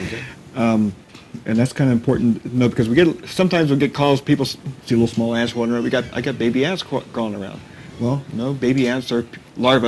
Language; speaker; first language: English; native; English